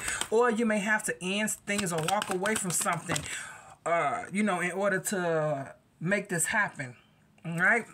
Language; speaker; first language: English; native; English